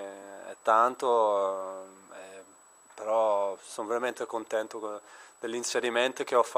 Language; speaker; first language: Italian; early bilingual, heritage; Italian